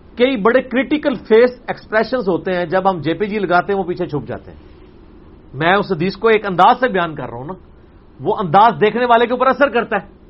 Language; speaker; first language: Urdu; native; Urdu